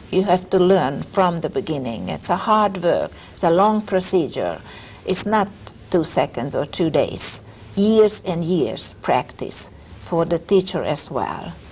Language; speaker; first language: English; non-native, fluent; Hungarian